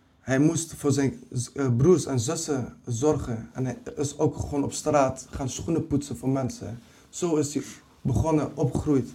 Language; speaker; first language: Dutch; early bilingual, other home language; Kurdish